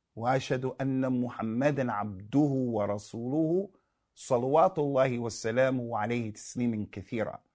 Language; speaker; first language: Arabic; non-native, fluent; English